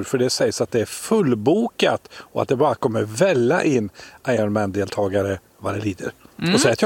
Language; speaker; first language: Swedish; native; Swedish